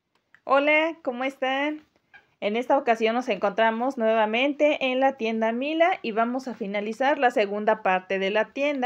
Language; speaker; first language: Spanish; native; Spanish